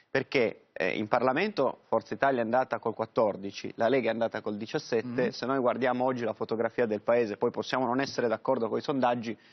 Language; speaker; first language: Italian; native; Italian